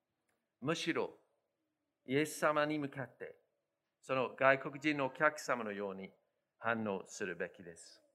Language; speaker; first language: Japanese; non-native, fluent; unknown